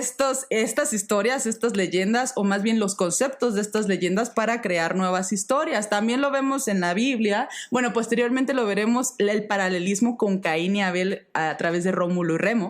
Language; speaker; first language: Spanish; native; Spanish